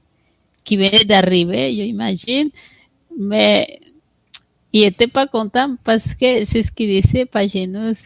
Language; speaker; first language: French; non-native, fluent; Spanish